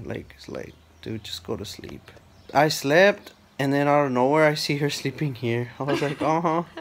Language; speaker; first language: English; early bilingual, other home language; Spanish